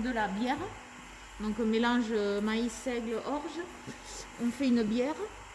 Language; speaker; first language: French; native; French